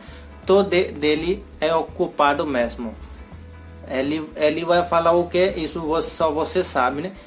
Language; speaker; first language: Portuguese; non-native, learner; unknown